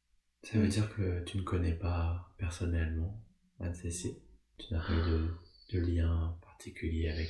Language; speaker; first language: French; native; French